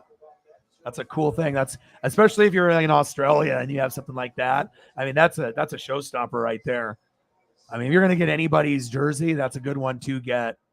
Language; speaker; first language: English; native; English